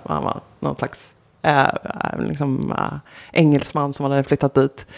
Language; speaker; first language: Swedish; native; Swedish